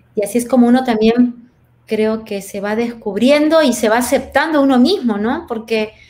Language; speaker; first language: Spanish; native; Spanish